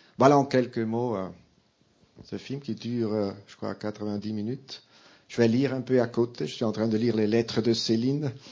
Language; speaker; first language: French; non-native, local second language; Italian